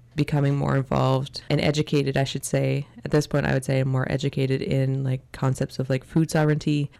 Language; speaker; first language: English; native; English